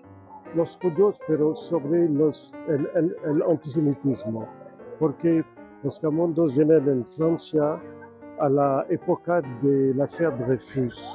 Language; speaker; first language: Spanish; non-native, fluent; French